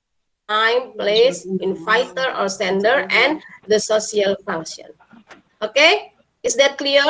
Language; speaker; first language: English; non-native, fluent; Indonesian